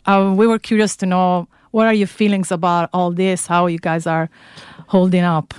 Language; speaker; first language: English; non-native, fluent; Italian